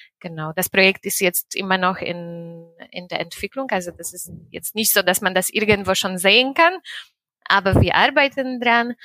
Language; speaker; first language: German; non-native, fluent; Polish